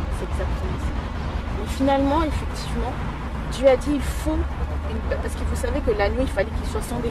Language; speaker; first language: French; native; French